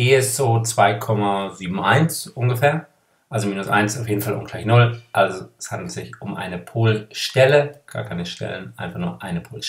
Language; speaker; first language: German; native; German